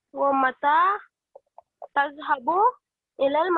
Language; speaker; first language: Arabic; non-native, learner; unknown